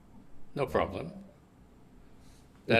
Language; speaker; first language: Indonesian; non-native, fluent; English